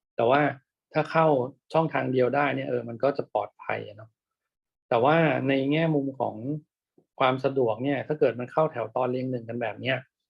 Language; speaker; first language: Thai; native; Thai